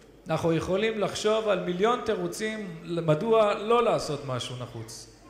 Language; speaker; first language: Hebrew; native; Hebrew